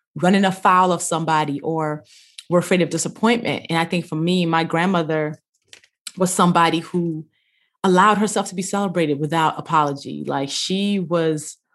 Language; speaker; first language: English; early bilingual, other home language; Yoruba